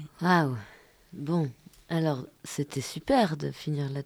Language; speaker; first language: French; native; French